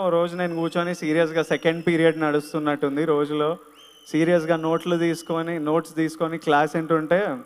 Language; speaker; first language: Telugu; native; Telugu